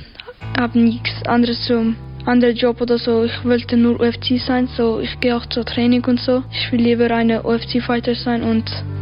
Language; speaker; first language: German; early bilingual, other home language; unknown